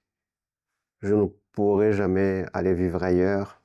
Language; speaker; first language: French; non-native, local second language; Kinyarwanda